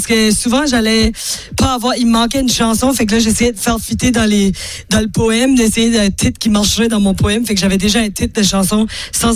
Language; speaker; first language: French; native; French